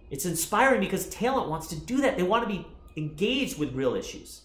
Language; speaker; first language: English; native; English